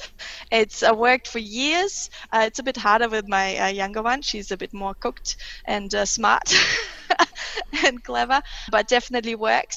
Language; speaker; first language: English; non-native, fluent; Russian